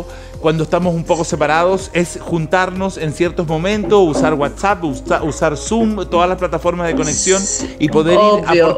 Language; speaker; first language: Spanish; native; Spanish